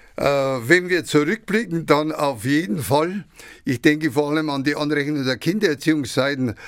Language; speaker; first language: German; native; German